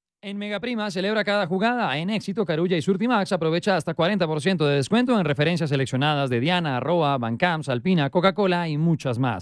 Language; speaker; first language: Spanish; native; Spanish